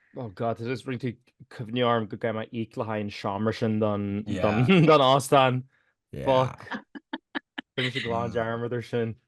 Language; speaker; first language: Irish; native; Irish